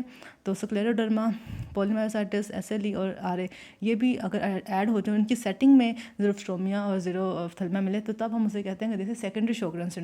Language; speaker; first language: Hindi; native; Hindi